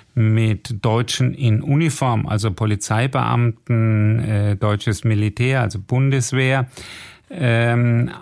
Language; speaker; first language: German; native; German